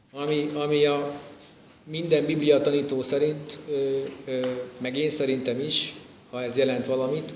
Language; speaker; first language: Hungarian; native; Hungarian